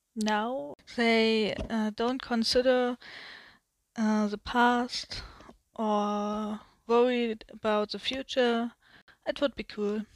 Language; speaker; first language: English; non-native, learner; German